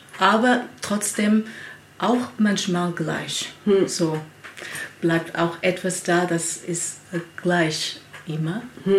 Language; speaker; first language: German; non-native, learner; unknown